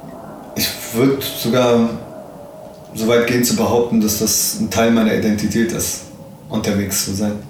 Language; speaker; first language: German; early bilingual, other home language; Arabic